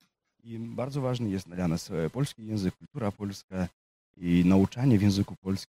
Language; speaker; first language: Polish; early bilingual, heritage; Polish